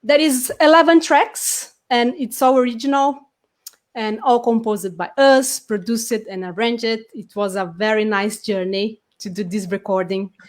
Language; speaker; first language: English; non-native, fluent; Portuguese